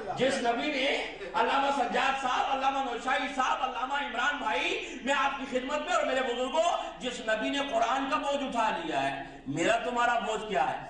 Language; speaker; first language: Urdu; non-native, local second language; Pashto